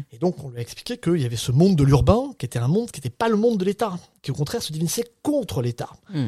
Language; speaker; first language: French; native; French